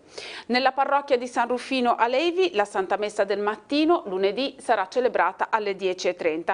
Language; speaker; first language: Italian; native; Italian